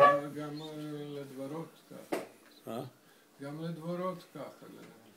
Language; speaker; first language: Hebrew; non-native, learner; Russian